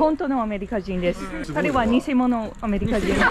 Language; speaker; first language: Japanese; non-native, fluent; English